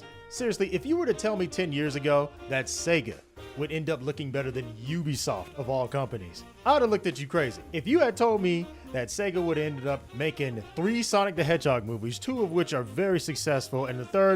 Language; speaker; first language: English; native; English